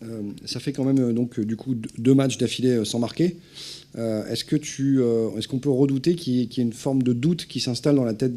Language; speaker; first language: French; native; French